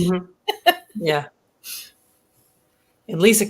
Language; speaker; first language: English; native; English